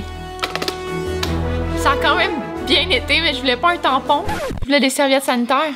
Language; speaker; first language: French; native; French